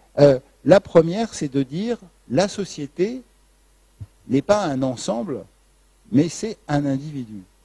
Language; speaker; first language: French; native; French